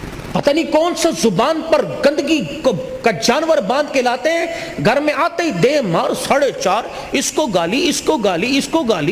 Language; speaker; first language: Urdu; non-native, local second language; Punjabi